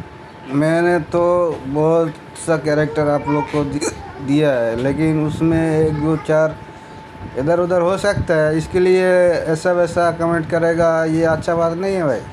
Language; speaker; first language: Hindi; non-native, local second language; Bangla